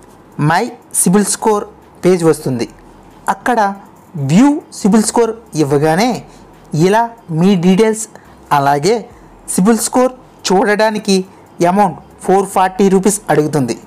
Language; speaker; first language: Telugu; native; Telugu